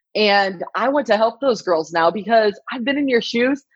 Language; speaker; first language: English; native; English